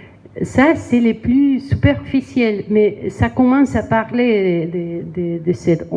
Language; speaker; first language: French; non-native, learner; Spanish